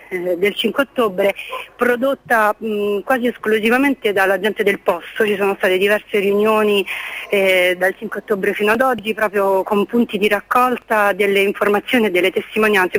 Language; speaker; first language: Italian; native; Italian